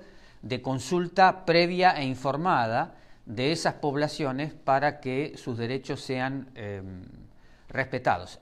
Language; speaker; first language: Spanish; native; Spanish